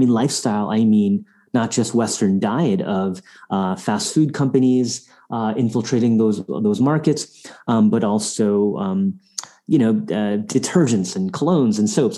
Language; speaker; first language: English; non-native, local second language; Bangla